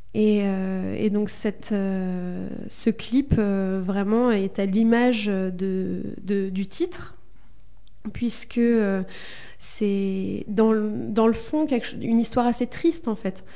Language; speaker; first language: French; early bilingual, other home language; Spanish